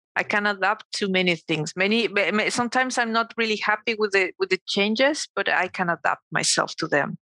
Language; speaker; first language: English; non-native, fluent; Spanish